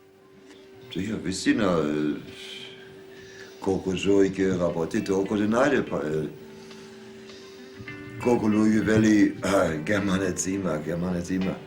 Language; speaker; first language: Macedonian; non-native, learner; German